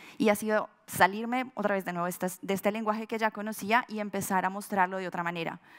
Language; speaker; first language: Spanish; native; Spanish